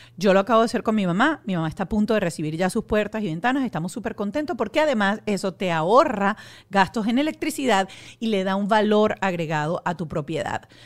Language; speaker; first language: Spanish; native; Spanish